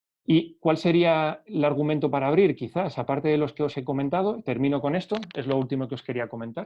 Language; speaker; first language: Spanish; native; Spanish